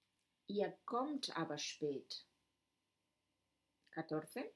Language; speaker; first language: German; non-native, fluent; Spanish